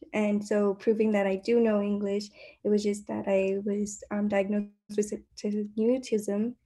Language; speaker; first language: English; native; English